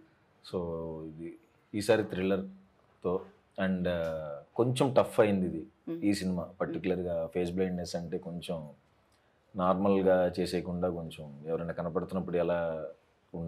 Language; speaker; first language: Telugu; native; Telugu